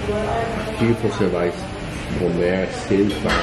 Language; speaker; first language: Portuguese; non-native, learner; Dutch